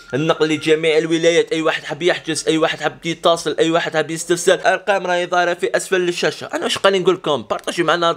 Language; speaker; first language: Arabic; native; Arabic